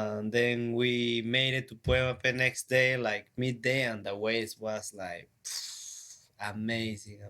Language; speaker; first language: English; non-native, learner; Spanish